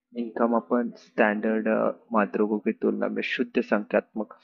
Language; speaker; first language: Hindi; non-native, local second language; Marathi